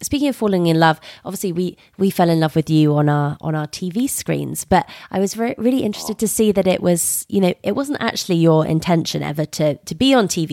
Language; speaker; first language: English; native; English